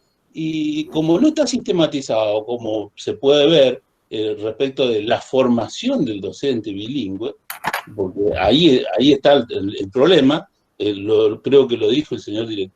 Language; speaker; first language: Spanish; native; Spanish